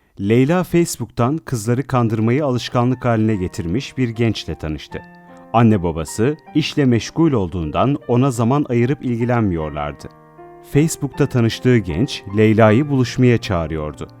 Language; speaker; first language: Turkish; native; Turkish